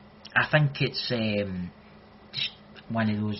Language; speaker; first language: English; native; English